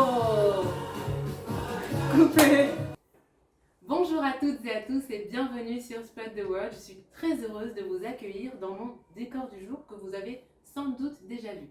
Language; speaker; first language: French; native; French